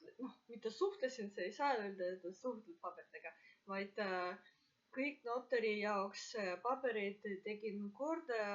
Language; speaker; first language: Estonian; non-native, local second language; Russian